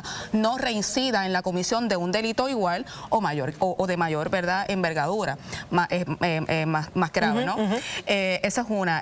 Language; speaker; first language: Spanish; native; Spanish